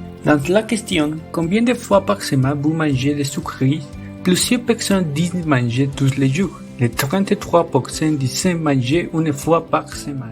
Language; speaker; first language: French; non-native, learner; Spanish